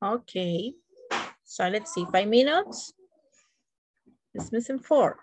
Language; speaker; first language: English; non-native, learner; Spanish